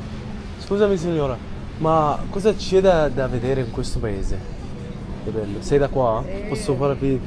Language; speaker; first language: Italian; non-native, learner; Arabic